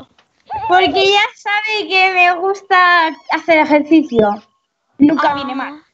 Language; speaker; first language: Spanish; native; Spanish